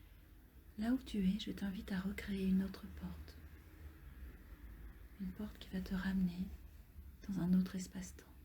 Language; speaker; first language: French; native; French